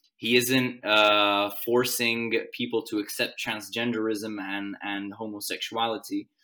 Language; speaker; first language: English; non-native, fluent; Swedish